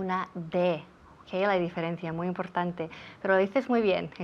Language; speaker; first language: Spanish; non-native, fluent; English